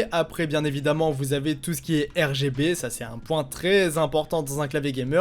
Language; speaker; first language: French; native; French